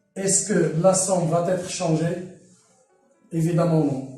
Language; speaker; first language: French; non-native, local second language; Arabic